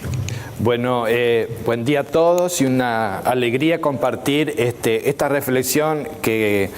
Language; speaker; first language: Spanish; native; Spanish